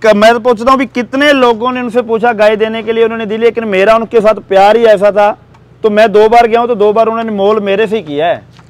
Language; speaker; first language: Hindi; native; Hindi